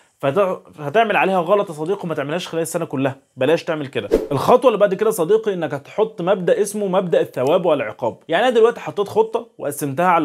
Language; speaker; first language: Arabic; native; Arabic